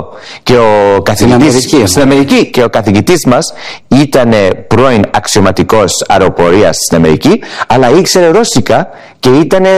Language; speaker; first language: Greek; early bilingual, heritage; English